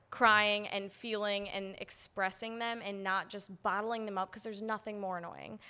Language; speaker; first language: English; native; English